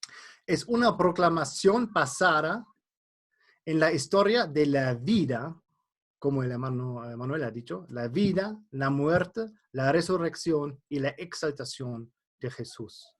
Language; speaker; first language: Spanish; non-native, fluent; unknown